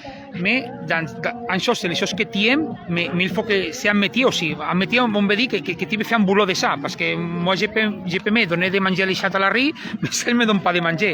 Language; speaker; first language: French; non-native, learner; Spanish